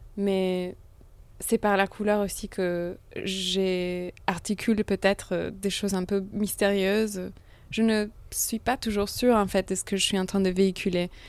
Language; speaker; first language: French; non-native, fluent; Italian